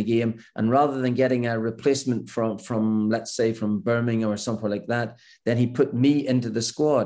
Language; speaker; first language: English; native; English